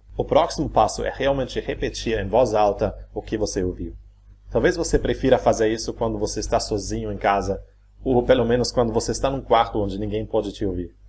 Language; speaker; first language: Portuguese; non-native, fluent; German